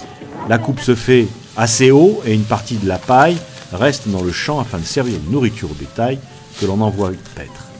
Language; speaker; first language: French; native; French